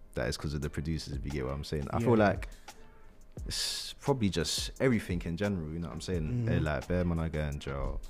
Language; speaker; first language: English; native; English